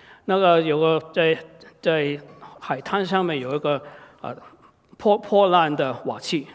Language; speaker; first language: Chinese; native; Chinese